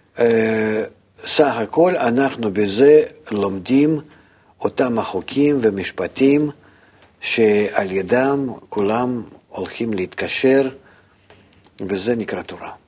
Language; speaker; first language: Hebrew; non-native, fluent; Russian